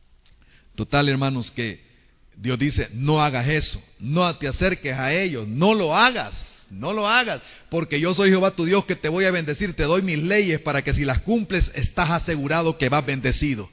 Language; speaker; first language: Spanish; native; Spanish